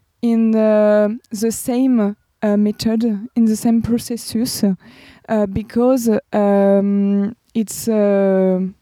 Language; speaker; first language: English; non-native, learner; French